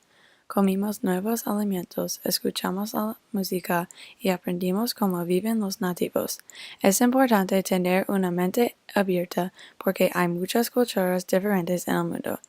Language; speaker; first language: Spanish; non-native, fluent; English